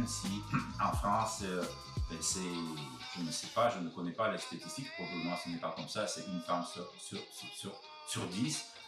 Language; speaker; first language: French; non-native, fluent; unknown